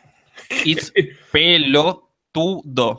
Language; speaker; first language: English; non-native, learner; Spanish